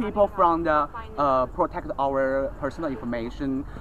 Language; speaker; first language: English; non-native, learner; Chinese